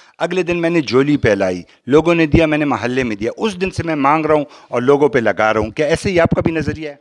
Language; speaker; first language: Urdu; non-native, local second language; Pashto